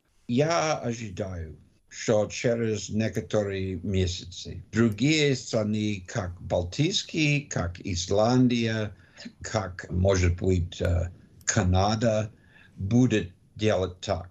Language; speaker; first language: Russian; non-native, learner; English